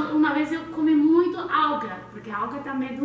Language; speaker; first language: Portuguese; non-native, learner; Chinese